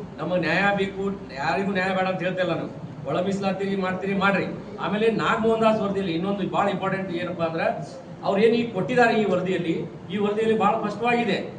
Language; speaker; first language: Kannada; non-native, local second language; Lambadi